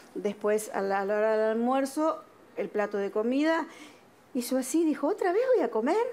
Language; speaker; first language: Spanish; native; Spanish